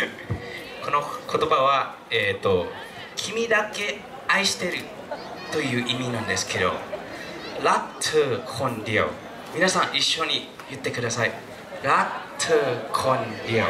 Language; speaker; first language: Japanese; non-native, fluent; Thai